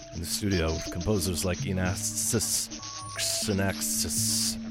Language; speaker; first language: English; native; English